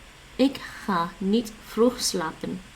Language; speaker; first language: Dutch; non-native, learner; English